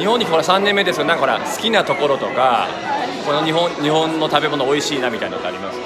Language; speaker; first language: Japanese; native; Japanese